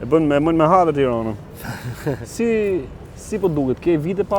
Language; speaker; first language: Albanian; native; Albanian